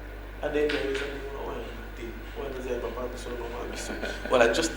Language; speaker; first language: French; non-native, local second language; Lingala